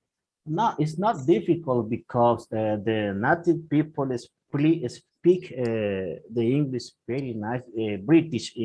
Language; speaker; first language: English; non-native, learner; Spanish